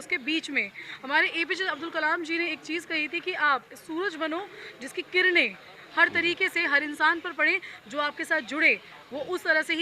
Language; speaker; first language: Hindi; native; Hindi